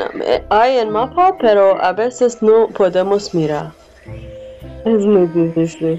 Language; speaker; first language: Spanish; non-native, learner; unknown